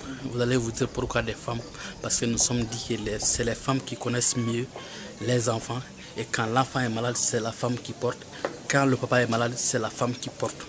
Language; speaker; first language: French; non-native, local second language; Bambara